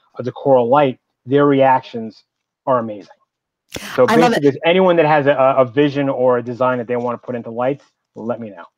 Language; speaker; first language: English; native; English